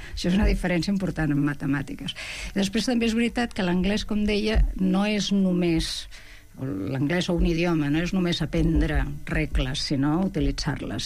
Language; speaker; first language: Catalan; native; Catalan